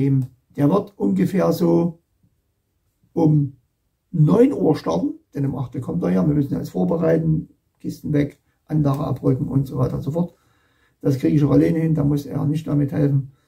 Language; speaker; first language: German; native; German